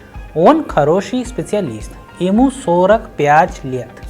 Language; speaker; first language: Russian; non-native, fluent; Hindi